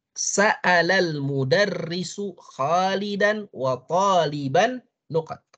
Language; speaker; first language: Arabic; non-native, fluent; Indonesian